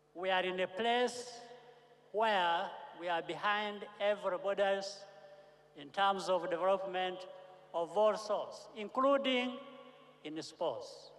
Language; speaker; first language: English; non-native, local second language; Kinyarwanda